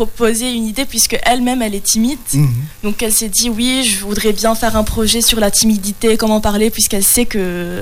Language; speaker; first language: French; non-native, local second language; Arabic